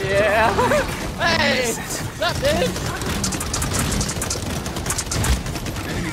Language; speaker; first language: English; native; English